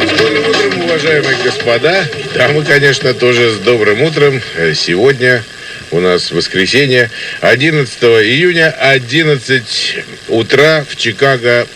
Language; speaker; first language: Russian; native; Russian